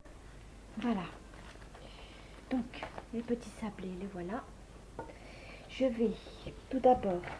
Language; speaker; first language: French; native; French